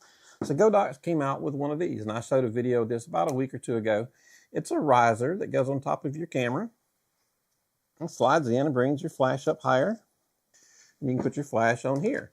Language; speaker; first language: English; native; English